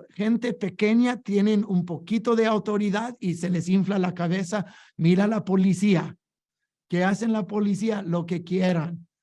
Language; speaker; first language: Spanish; non-native, fluent; English